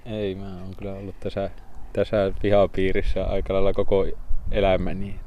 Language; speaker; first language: Finnish; native; Finnish